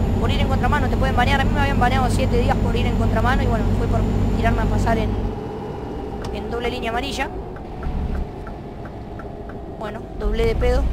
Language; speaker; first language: Spanish; native; Spanish